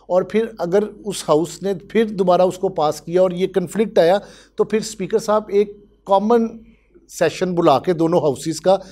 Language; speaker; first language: Urdu; native; Urdu